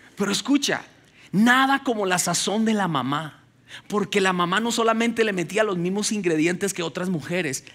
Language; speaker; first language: Spanish; native; Spanish